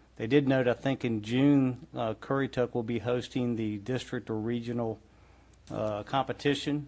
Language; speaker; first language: English; native; English